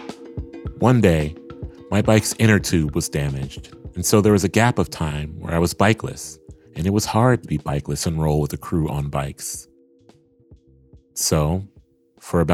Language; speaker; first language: English; native; English